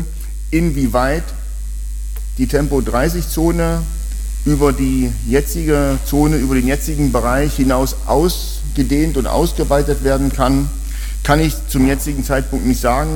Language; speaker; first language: German; native; German